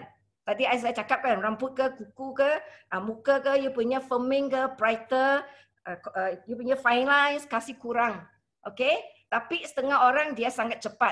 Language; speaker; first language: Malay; non-native, local second language; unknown